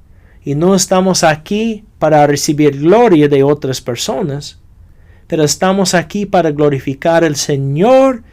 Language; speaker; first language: Spanish; non-native, fluent; English